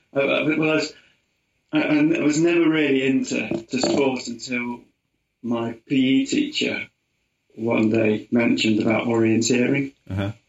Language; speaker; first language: English; native; English